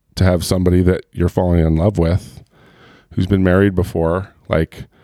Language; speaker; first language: English; native; English